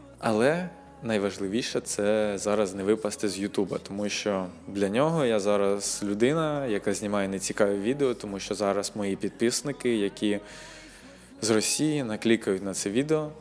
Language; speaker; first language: Ukrainian; non-native, local second language; Russian